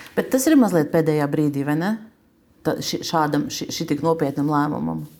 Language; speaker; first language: Latvian; non-native, local second language; Russian